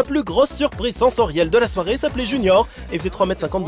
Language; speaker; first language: French; native; French